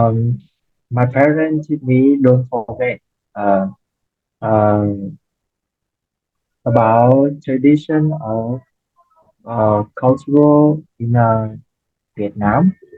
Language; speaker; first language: English; non-native, learner; Vietnamese